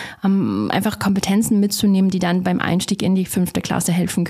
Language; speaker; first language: German; native; German